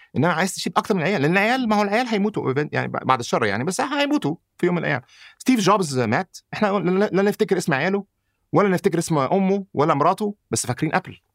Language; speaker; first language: Arabic; native; Arabic